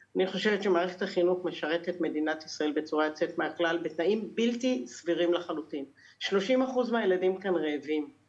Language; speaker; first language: Hebrew; native; Hebrew